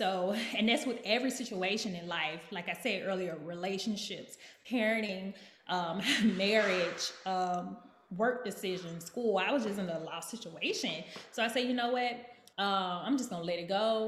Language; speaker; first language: English; native; English